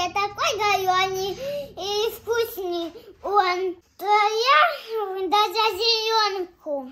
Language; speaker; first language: Russian; early bilingual, heritage; Russian